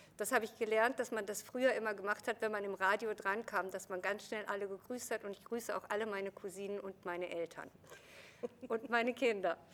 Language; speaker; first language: German; early bilingual, other home language; Persian